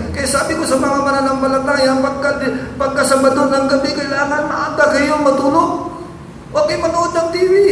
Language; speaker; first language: Filipino; non-native, local second language; Hiligaynon